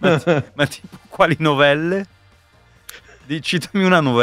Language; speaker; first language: Italian; native; Italian